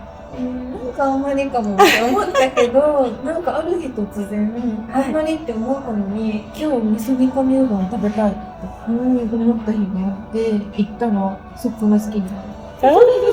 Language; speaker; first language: Japanese; native; Japanese